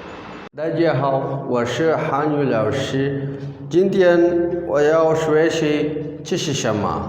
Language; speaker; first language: Chinese; non-native, learner; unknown